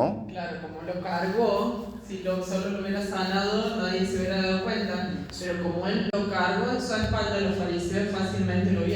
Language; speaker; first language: Spanish; native; Spanish